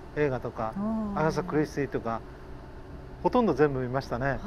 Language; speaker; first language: Japanese; native; Japanese